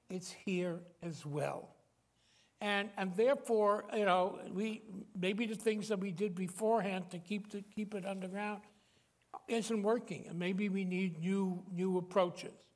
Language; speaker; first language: English; native; English